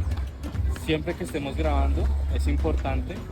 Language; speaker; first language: Spanish; native; Spanish